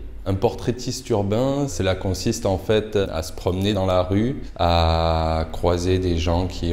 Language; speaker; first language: French; native; French